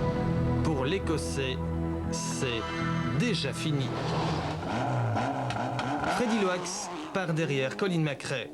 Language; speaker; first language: French; native; French